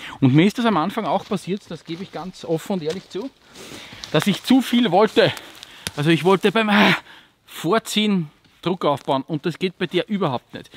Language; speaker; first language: German; native; German